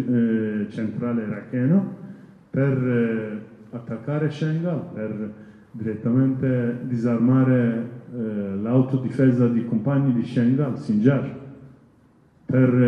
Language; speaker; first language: Italian; non-native, learner; Kurdish